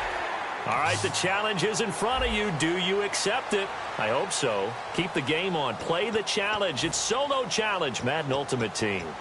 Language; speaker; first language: English; native; English